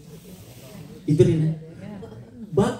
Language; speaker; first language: Dutch; non-native, learner; Indonesian